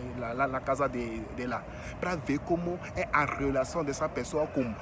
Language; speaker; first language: Portuguese; non-native, fluent; French